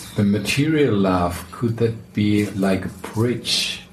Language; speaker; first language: English; non-native, fluent; German